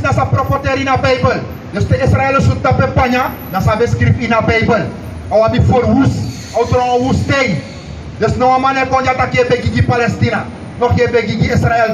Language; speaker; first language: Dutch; non-native, local second language; Sranan Tongo